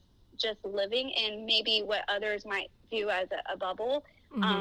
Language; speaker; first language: English; native; English